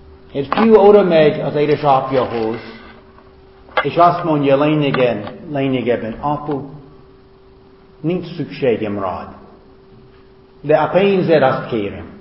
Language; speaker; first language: Hungarian; non-native, fluent; English